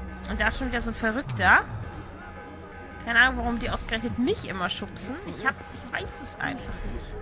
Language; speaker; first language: German; native; German